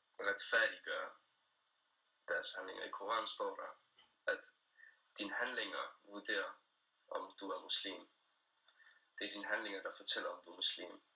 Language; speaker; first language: Danish; early bilingual, other home language; Persian